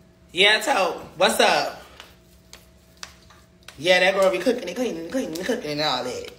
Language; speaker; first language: English; native; English